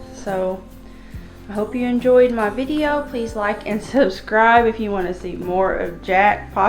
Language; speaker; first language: English; native; English